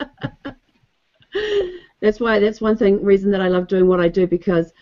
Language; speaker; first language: English; native; English